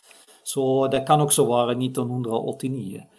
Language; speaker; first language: Swedish; non-native, fluent; Dutch